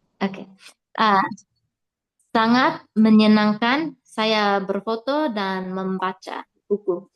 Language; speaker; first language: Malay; non-native, learner; English